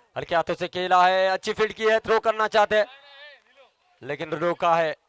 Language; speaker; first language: Hindi; non-native, local second language; Marathi